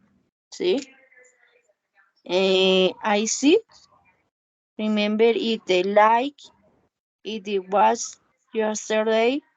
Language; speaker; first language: English; non-native, learner; Spanish